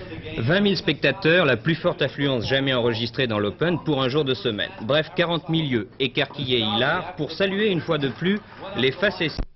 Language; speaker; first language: French; native; French